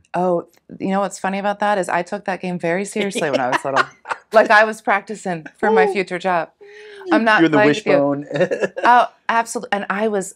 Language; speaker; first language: English; native; English